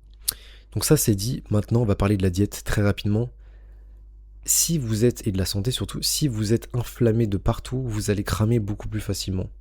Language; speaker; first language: French; native; French